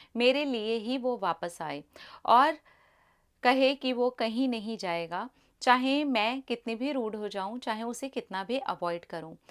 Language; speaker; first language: Hindi; native; Hindi